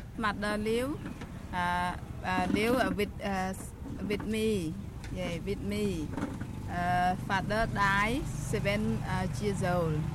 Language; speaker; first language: English; non-native, learner; Khmer